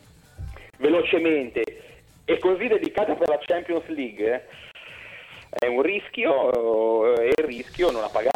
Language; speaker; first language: Italian; native; Italian